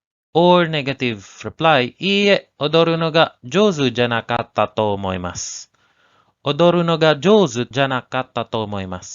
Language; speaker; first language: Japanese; non-native, learner; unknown